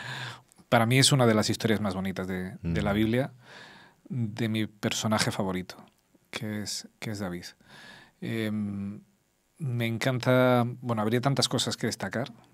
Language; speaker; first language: Spanish; native; Spanish